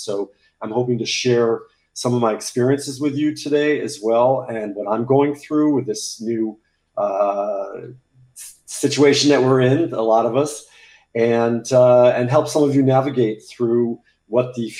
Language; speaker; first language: English; native; English